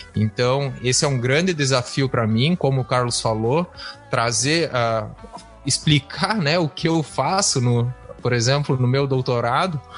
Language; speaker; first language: Portuguese; native; Portuguese